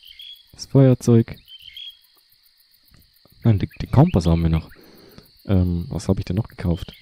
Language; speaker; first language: German; native; German